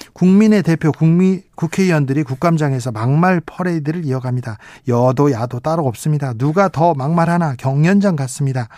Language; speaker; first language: Korean; native; Korean